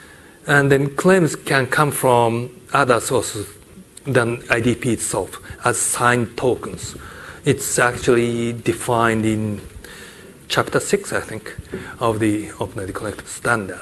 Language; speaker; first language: English; non-native, fluent; Japanese